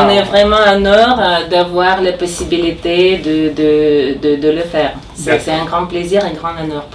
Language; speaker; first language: French; non-native, learner; Russian